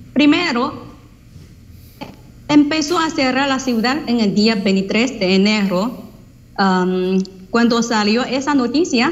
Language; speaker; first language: Spanish; non-native, fluent; Chinese